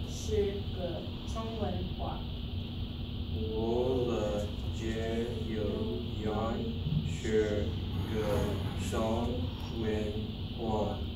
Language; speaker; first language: Chinese; non-native, learner; English